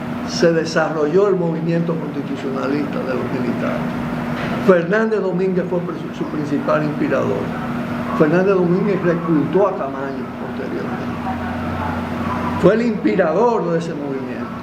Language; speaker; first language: Spanish; native; Spanish